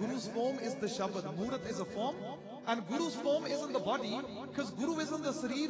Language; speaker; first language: English; early bilingual, other home language; Punjabi